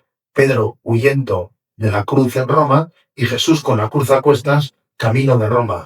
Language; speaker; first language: Spanish; native; Spanish